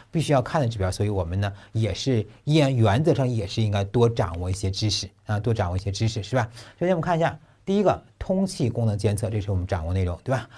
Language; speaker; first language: Chinese; native; Chinese